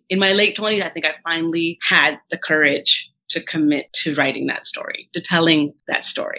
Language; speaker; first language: English; early bilingual, other home language; Telugu